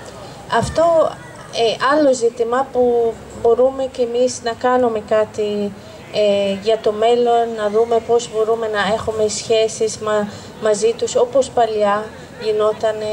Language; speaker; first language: Greek; non-native, fluent; Arabic